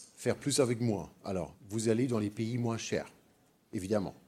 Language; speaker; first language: French; non-native, fluent; German